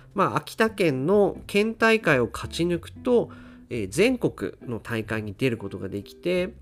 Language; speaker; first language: Japanese; native; Japanese